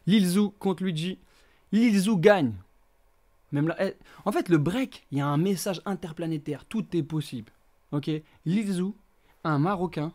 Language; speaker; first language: French; native; French